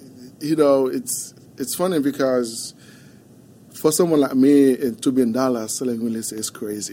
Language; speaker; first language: English; non-native, fluent; Haitian Creole